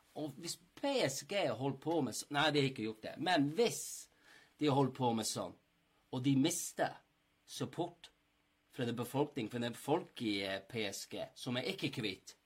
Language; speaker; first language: Norwegian; non-native, fluent; English